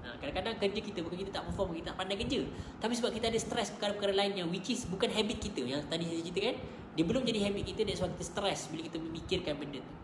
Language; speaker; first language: Malay; native; Malay